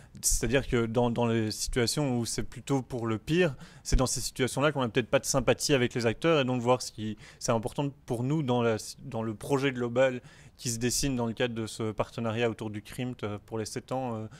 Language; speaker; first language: French; native; French